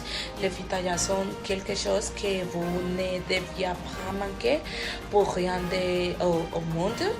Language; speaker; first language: French; non-native, learner; Spanish